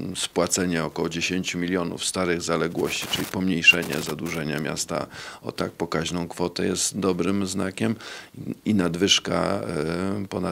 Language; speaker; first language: Polish; native; Polish